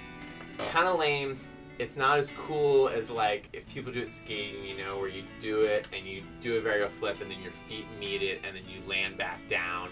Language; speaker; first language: English; native; English